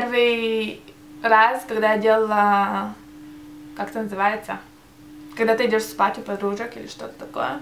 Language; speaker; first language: Russian; early bilingual, heritage; Russian